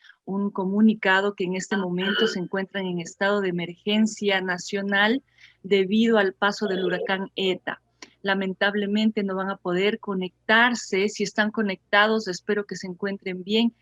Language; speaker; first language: Spanish; native; Spanish